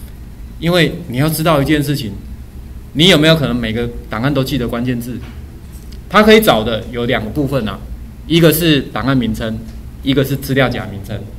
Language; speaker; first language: Chinese; native; Chinese